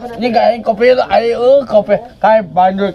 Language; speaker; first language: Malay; non-native, local second language; Sundanese